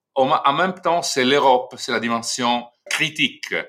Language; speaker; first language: French; non-native, fluent; Italian